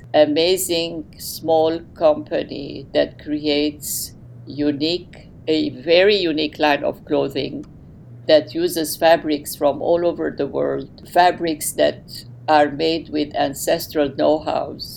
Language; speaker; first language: English; non-native, fluent; Arabic